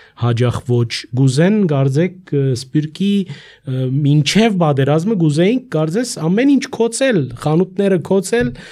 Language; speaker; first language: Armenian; early bilingual, heritage; Armenian